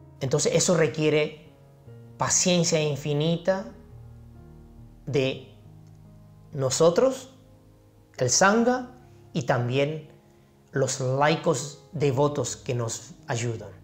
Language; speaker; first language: Spanish; non-native, fluent; Chinese